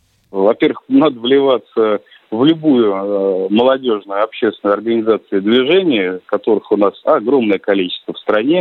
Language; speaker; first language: Russian; native; Russian